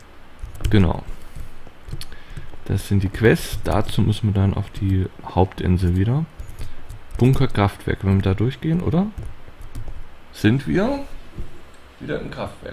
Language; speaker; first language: German; native; German